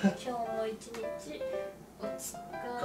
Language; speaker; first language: Japanese; native; Japanese